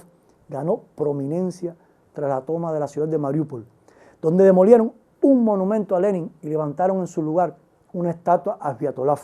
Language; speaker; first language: Spanish; native; Spanish